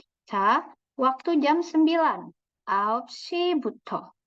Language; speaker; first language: Korean; non-native, fluent; Indonesian